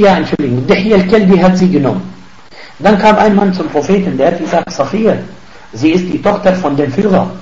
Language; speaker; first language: German; non-native, fluent; Arabic